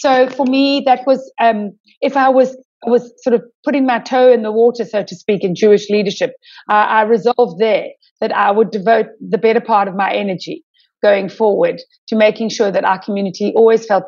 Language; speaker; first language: English; native; English